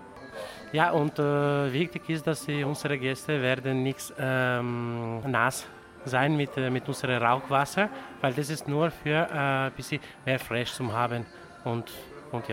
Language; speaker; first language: German; non-native, learner; Italian